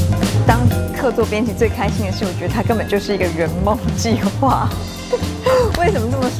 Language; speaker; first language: Chinese; native; Chinese